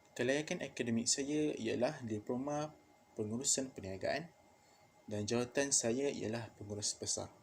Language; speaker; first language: Malay; native; Malay